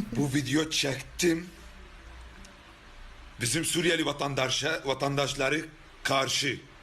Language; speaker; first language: Turkish; non-native, learner; Arabic